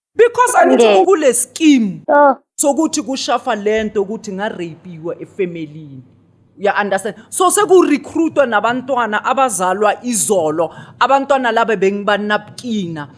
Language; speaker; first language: Zulu; non-native, local second language; Tswana